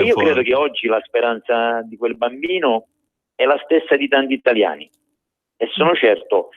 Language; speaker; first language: Italian; native; Italian